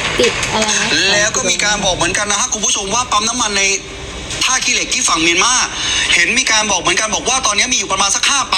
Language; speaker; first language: Thai; native; Thai